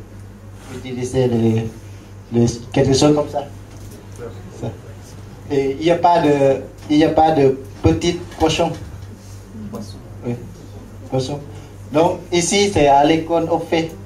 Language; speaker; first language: French; non-native, learner; Lao